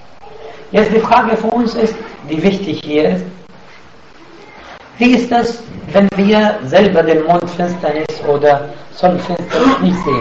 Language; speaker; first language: German; non-native, fluent; Arabic